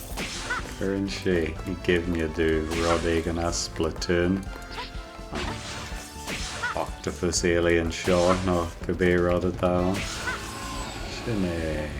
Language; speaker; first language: Irish; non-native, local second language; English